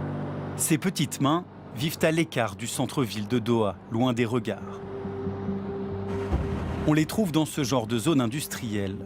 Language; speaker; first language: French; native; French